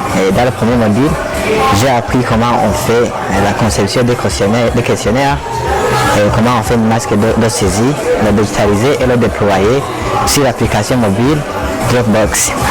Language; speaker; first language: French; non-native, local second language; Rundi